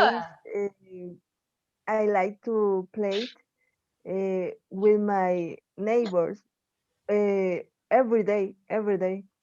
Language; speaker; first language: English; non-native, learner; Spanish